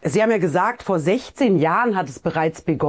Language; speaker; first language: German; native; German